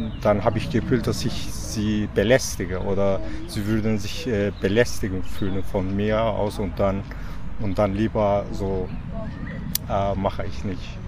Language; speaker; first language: German; non-native, learner; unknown